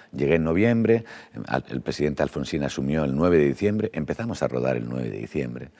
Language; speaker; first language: Spanish; native; Spanish